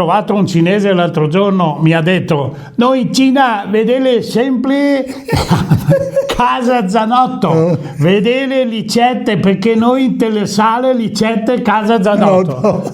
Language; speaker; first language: Italian; native; Italian